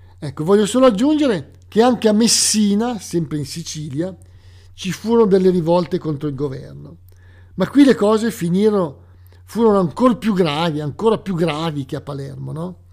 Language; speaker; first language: Italian; native; Italian